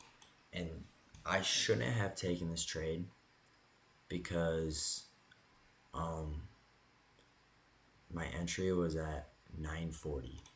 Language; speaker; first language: English; native; English